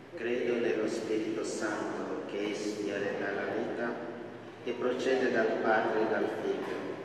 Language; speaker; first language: Italian; non-native, fluent; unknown